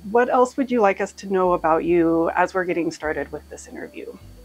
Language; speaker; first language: English; native; English